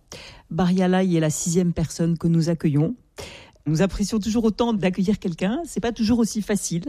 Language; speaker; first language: French; native; French